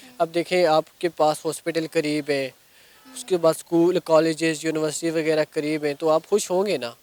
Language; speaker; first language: Urdu; non-native, local second language; Kashmiri